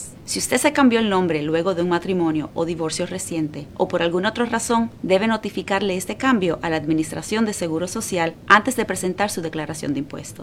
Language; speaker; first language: Spanish; native; Spanish